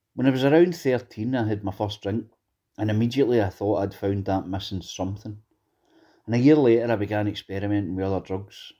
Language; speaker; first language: English; native; English